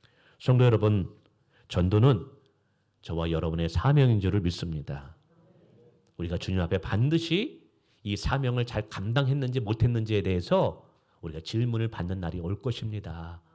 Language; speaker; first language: Korean; native; Korean